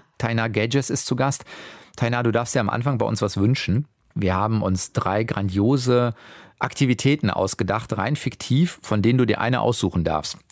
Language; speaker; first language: German; native; German